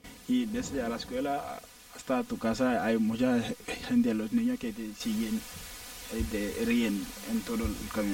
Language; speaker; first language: Spanish; non-native, learner; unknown